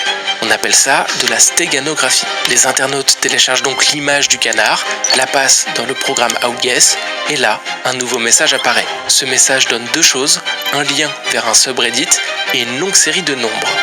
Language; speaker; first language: French; native; French